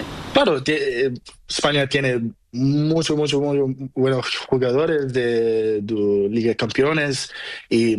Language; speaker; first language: Spanish; non-native, learner; Portuguese